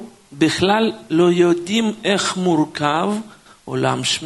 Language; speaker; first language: Hebrew; non-native, fluent; Russian